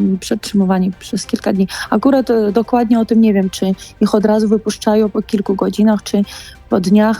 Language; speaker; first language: Polish; non-native, fluent; Georgian